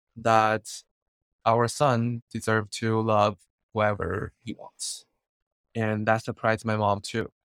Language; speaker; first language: English; non-native, fluent; Chinese